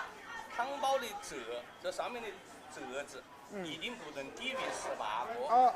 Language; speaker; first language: Chinese; native; Chinese